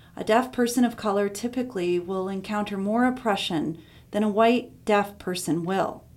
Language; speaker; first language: English; native; English